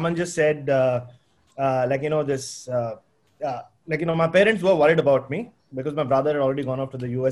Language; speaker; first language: English; non-native, local second language; Tamil